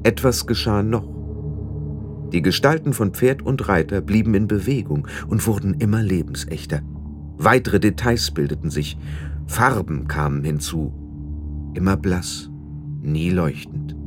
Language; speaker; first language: German; native; German